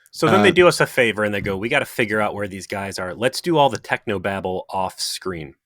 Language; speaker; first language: English; native; English